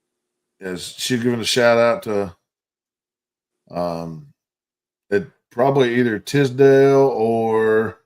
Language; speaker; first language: English; native; English